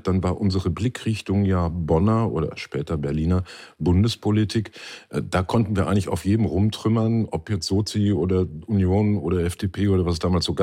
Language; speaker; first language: German; native; German